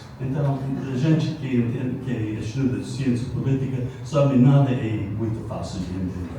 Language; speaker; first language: Portuguese; non-native, fluent; English